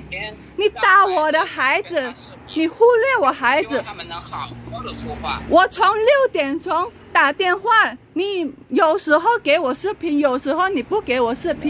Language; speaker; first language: Chinese; non-native, fluent; Indonesian